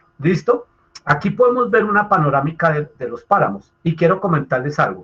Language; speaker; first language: Spanish; native; Spanish